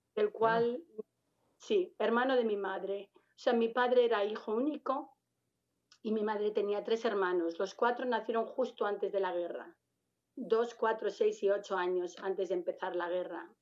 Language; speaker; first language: Spanish; native; Spanish